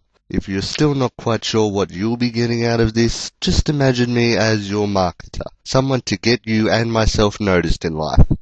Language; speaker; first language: English; native; English